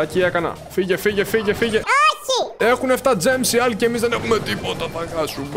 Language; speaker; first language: Greek; native; Greek